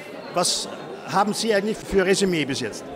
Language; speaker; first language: German; native; German